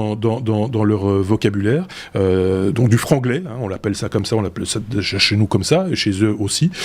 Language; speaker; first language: French; native; French